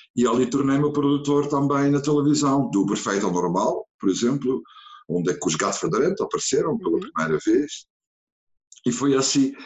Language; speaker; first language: Portuguese; non-native, fluent; Dutch